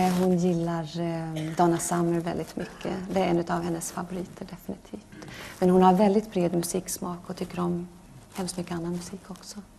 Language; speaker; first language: Swedish; early bilingual, other home language; Norwegian